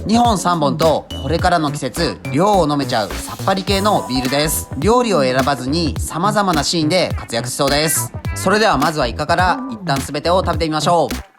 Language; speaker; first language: Japanese; native; Japanese